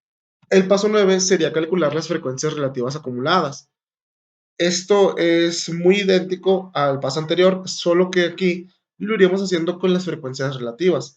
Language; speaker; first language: Spanish; native; Spanish